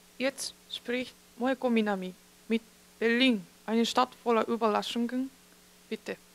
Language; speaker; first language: German; non-native, fluent; Japanese